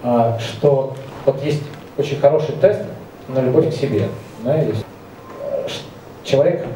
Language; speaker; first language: Russian; native; Russian